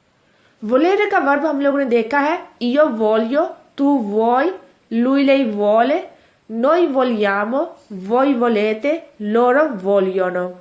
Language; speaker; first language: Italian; non-native, fluent; Urdu